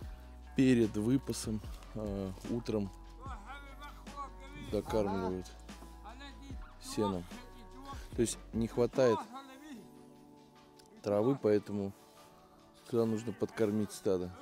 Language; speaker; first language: Russian; native; Russian